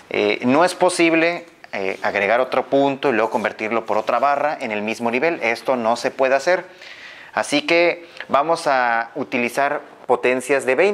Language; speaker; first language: Spanish; native; Spanish